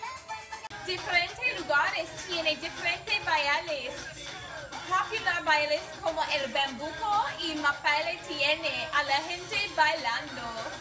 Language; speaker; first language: Spanish; non-native, learner; English